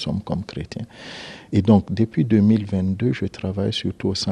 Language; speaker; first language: French; non-native, local second language; Dyula